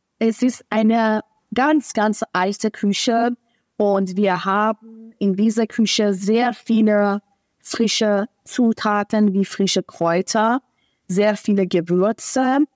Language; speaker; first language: German; non-native, fluent; Persian